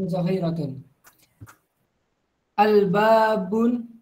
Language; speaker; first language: Arabic; non-native, learner; Indonesian